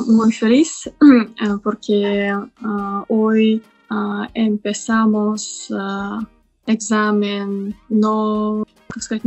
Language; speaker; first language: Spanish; non-native, learner; Russian